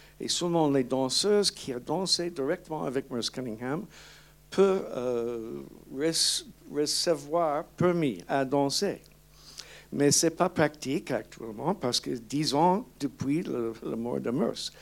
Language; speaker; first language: French; non-native, learner; English